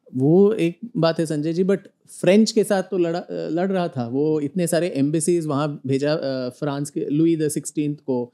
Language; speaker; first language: Hindi; non-native, local second language; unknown